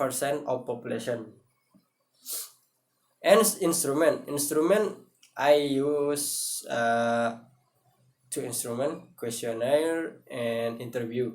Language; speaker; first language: English; non-native, learner; Indonesian